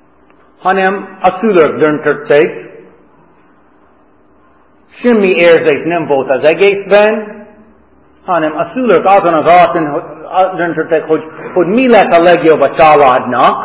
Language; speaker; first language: Hungarian; non-native, fluent; English